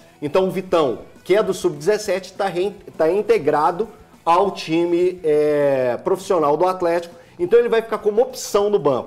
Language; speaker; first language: Portuguese; native; Portuguese